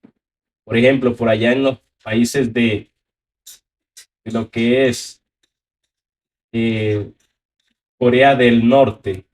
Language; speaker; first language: Spanish; native; Spanish